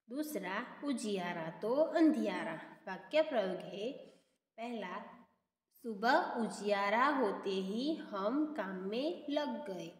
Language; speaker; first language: Hindi; non-native, local second language; Gujarati